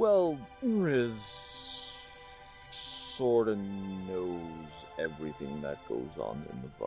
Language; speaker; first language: English; native; English